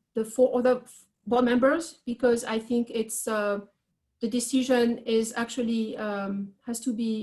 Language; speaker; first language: English; non-native, fluent; French